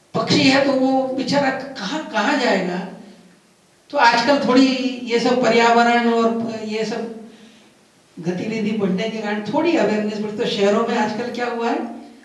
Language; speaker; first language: Hindi; non-native, local second language; Gujarati